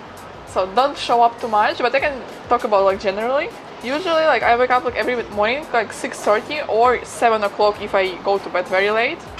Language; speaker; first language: English; non-native, fluent; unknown